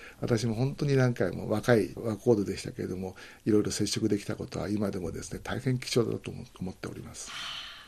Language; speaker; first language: Japanese; native; Japanese